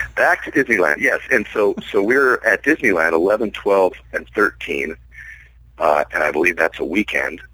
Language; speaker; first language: English; native; English